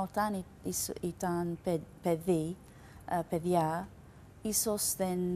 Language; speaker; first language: Greek; non-native, learner; English